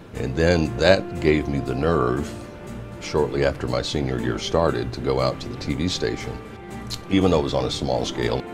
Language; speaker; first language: English; native; English